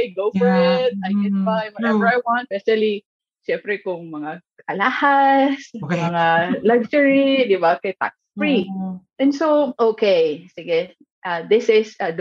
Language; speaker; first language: English; non-native, local second language; Cebuano